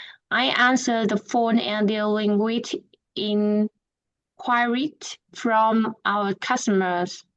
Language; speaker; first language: English; non-native, learner; Vietnamese